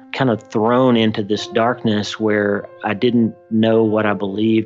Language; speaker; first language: English; native; English